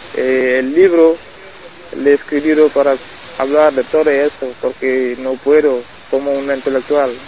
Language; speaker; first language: Spanish; non-native, learner; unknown